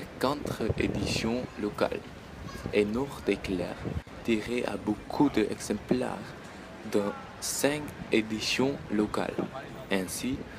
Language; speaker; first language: French; native; French